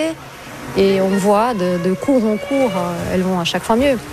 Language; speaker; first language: French; non-native, fluent; Portuguese